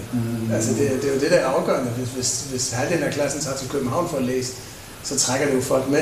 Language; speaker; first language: Danish; native; Danish